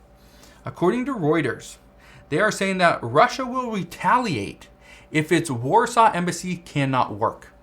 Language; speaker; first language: English; native; English